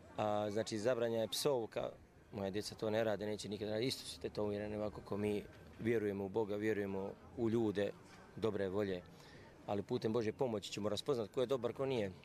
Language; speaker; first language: Serbian; native; Serbian